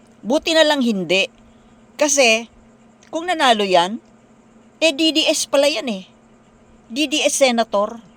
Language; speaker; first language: Filipino; non-native, local second language; Bikol